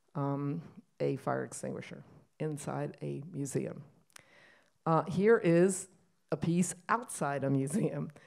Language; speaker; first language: English; native; English